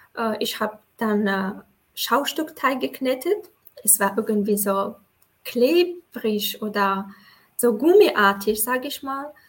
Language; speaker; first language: German; non-native, fluent; Tajik